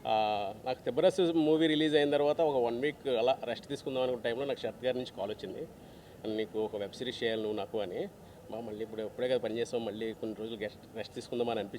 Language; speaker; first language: Telugu; native; Telugu